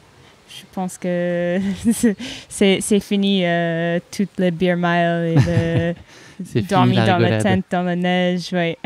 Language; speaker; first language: French; non-native, fluent; English